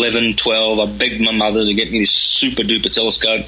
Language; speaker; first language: English; native; English